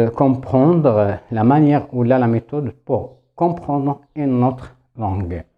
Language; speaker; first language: French; non-native, local second language; Arabic